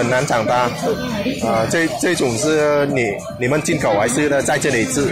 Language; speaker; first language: Chinese; non-native, fluent; Vietnamese